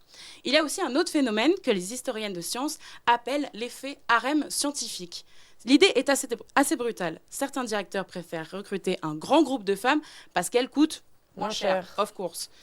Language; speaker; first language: French; native; French